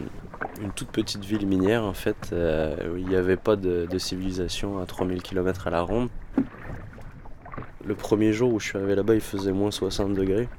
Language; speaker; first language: French; native; French